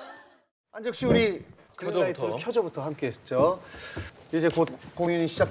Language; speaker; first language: Korean; native; Korean